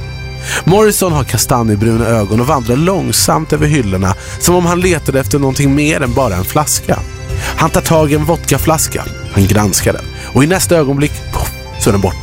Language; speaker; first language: Swedish; native; Swedish